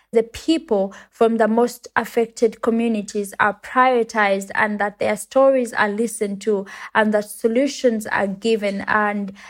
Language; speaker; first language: English; non-native, local second language; Ganda